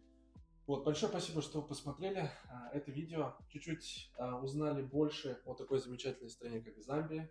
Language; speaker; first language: Russian; native; Russian